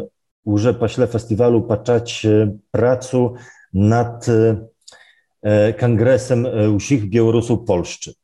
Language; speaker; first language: Belarusian; non-native, local second language; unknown